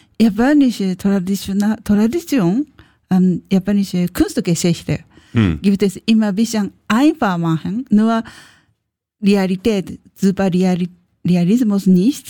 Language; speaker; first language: German; non-native, learner; Japanese